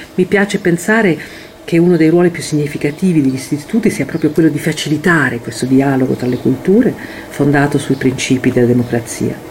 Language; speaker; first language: Italian; native; Italian